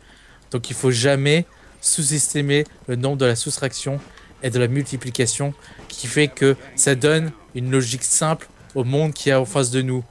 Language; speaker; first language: French; native; French